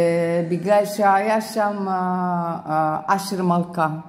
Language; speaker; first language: Hebrew; non-native, fluent; Russian